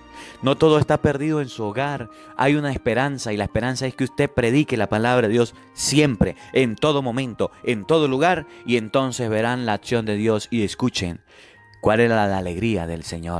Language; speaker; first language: Spanish; native; Spanish